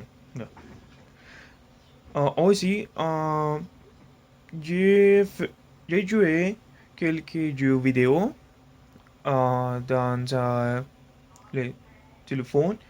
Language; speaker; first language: French; non-native, learner; Spanish